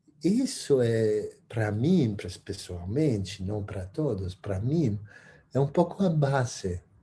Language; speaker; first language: Portuguese; non-native, fluent; Spanish